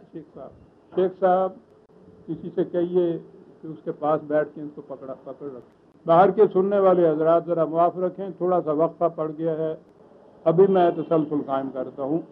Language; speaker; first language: Urdu; native; Urdu